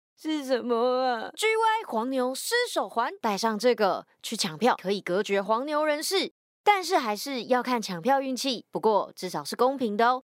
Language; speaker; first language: Chinese; native; Chinese